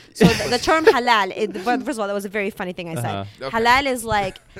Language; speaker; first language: English; early bilingual, other home language; Arabic